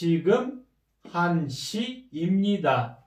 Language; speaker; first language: Korean; non-native, fluent; Kyrgyz